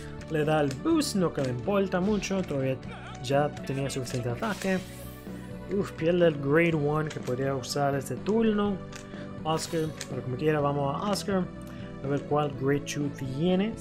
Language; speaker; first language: Spanish; non-native, learner; English